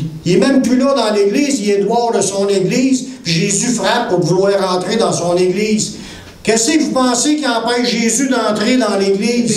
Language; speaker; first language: French; native; French